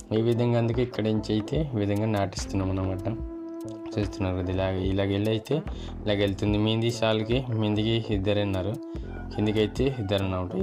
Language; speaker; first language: Telugu; non-native, local second language; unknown